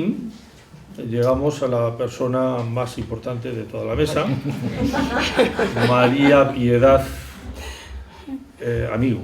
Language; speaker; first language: Spanish; native; Spanish